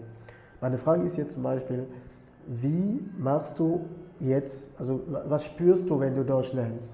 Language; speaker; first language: German; non-native, fluent; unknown